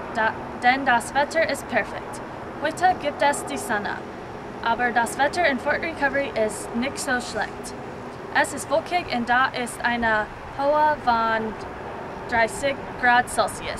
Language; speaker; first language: German; non-native, learner; English